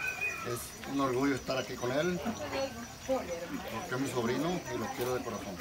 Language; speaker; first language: Spanish; native; Spanish